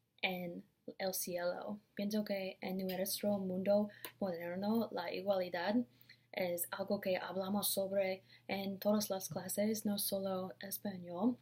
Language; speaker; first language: Spanish; non-native, learner; English